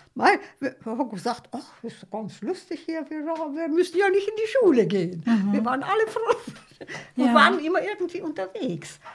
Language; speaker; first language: German; early bilingual, heritage; Romanian